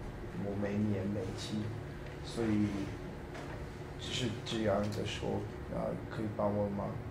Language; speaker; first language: Chinese; non-native, learner; English